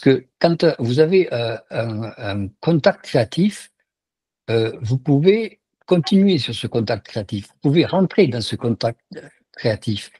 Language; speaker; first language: French; native; French